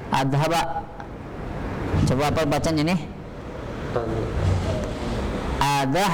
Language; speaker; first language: Indonesian; native; Indonesian